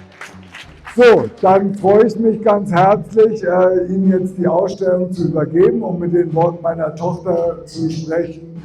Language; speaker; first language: German; native; German